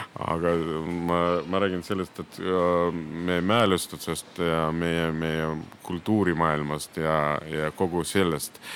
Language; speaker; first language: Estonian; non-native, local second language; Russian